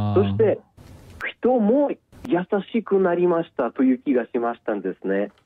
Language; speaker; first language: Japanese; non-native, fluent; Ukrainian